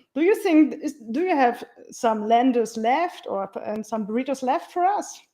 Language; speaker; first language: English; non-native, fluent; German